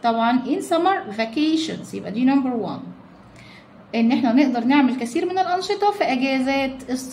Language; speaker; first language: Arabic; native; Arabic